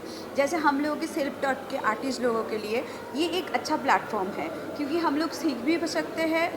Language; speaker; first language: Hindi; non-native, local second language; Bangla